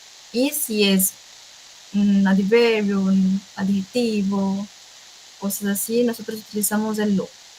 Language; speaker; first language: Spanish; non-native, fluent; Portuguese